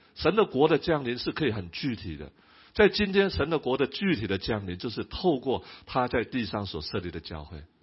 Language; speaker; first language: Chinese; non-native, local second language; Cantonese